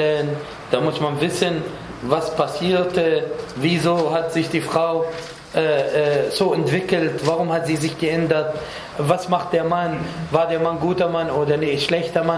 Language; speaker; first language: German; non-native, fluent; Arabic